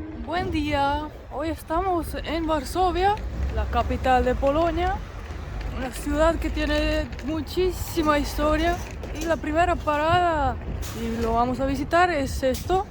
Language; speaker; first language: Spanish; non-native, fluent; Polish